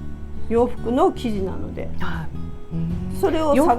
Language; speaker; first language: Japanese; native; Japanese